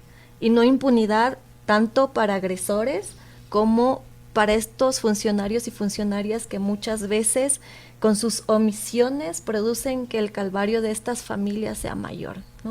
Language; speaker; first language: Spanish; native; Spanish